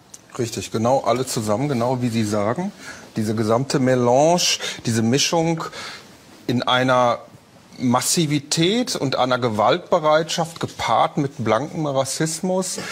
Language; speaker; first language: German; native; German